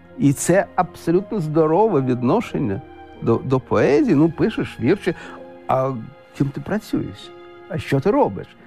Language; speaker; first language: Ukrainian; non-native, local second language; Russian